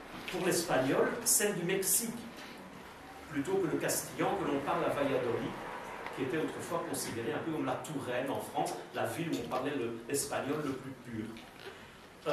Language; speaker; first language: French; native; French